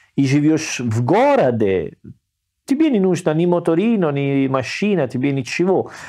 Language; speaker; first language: Russian; non-native, learner; Italian